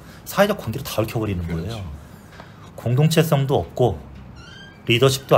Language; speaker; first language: Korean; native; Korean